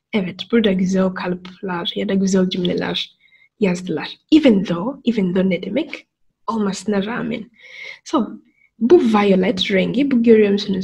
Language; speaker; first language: Turkish; non-native, learner; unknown